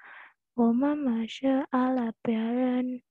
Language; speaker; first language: Chinese; non-native, learner; Indonesian